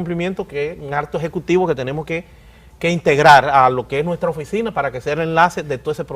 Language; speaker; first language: Spanish; native; Spanish